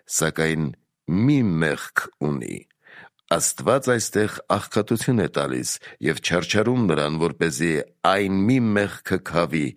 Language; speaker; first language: Armenian; native; Armenian